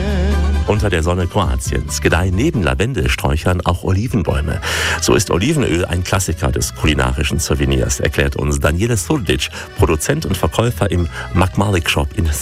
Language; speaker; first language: German; native; German